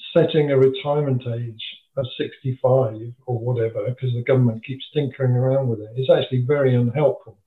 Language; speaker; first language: English; native; English